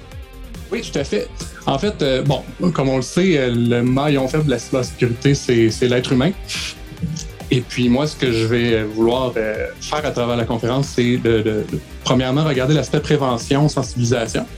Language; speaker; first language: French; native; French